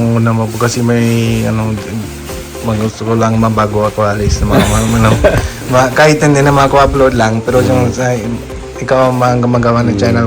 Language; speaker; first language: Filipino; non-native, learner; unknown